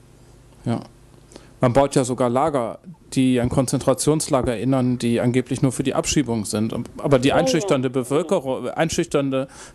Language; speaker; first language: German; native; German